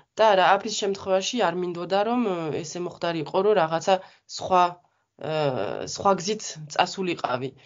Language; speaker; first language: Georgian; non-native, fluent; French